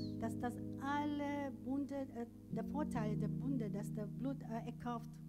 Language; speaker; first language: German; non-native, learner; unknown